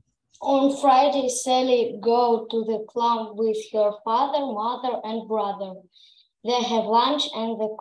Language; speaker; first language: English; non-native, learner; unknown